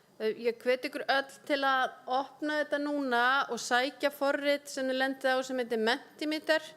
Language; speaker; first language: Icelandic; native; Icelandic